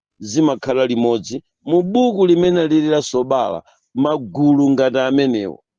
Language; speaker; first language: Nyanja; native; Nyanja